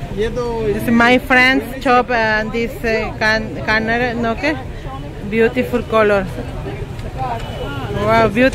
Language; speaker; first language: English; non-native, learner; Spanish